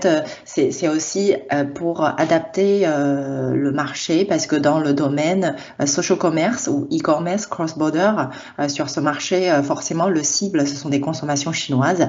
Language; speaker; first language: French; non-native, fluent; Chinese